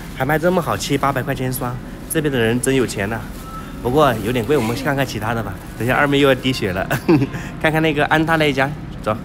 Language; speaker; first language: Chinese; native; Chinese